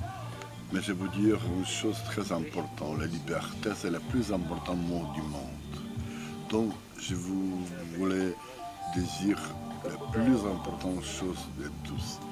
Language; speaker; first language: French; non-native, learner; Ukrainian